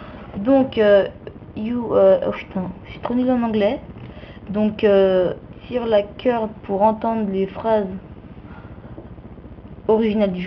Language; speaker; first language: French; native; French